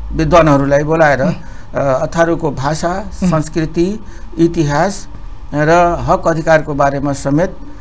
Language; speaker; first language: Nepali; non-native, local second language; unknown